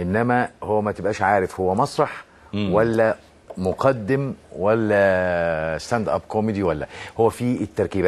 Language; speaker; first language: Arabic; native; Arabic